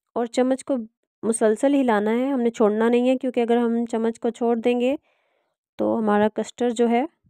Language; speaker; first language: Urdu; non-native, local second language; Punjabi